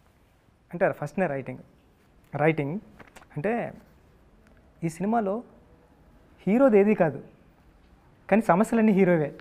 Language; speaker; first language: Telugu; native; Telugu